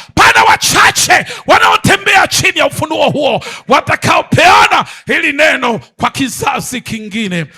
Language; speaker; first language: Swahili; native; Swahili